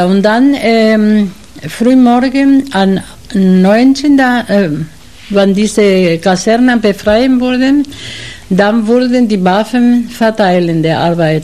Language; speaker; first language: German; non-native, fluent; Spanish